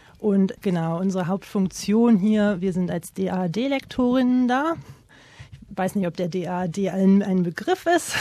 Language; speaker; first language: German; native; German